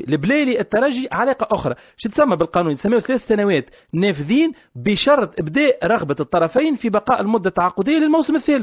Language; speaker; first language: Arabic; native; Arabic